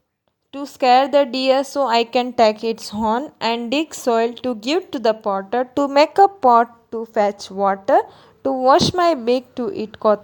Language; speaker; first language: English; non-native, local second language; Gujarati